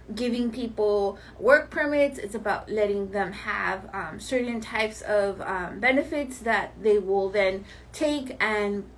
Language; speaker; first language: English; early bilingual, other home language; Spanish